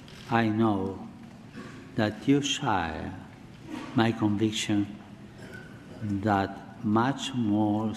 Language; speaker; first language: English; non-native, learner; Spanish